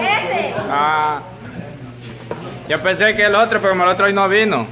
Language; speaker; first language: Spanish; native; Spanish